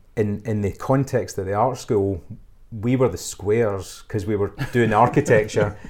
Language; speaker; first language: English; native; English